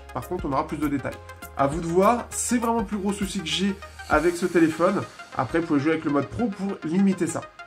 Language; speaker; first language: French; native; French